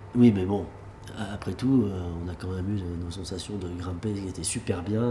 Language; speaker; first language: French; native; French